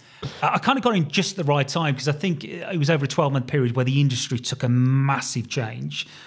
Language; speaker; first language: English; native; English